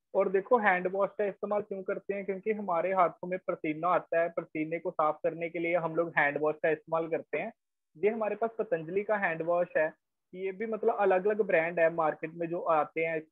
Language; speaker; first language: Hindi; native; Hindi